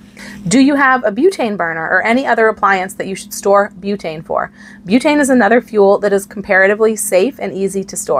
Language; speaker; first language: English; native; English